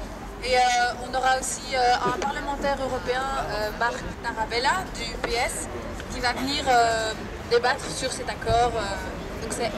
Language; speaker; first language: French; native; French